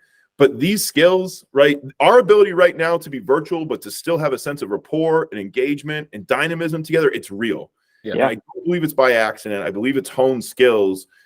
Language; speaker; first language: English; native; English